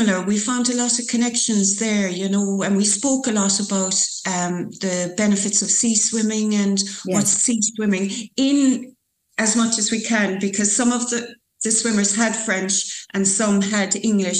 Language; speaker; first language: English; native; English